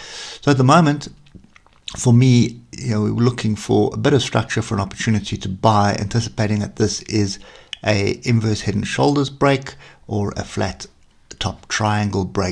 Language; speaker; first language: English; native; English